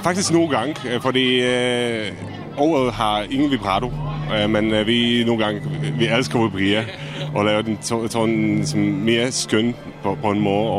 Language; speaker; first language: Danish; non-native, fluent; Czech